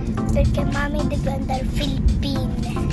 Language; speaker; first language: Italian; early bilingual, other home language; Filipino